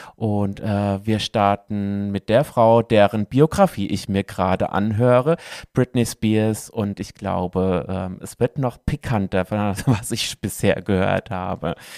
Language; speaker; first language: German; native; German